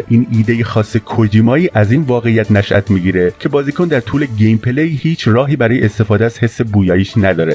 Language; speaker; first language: Persian; native; Persian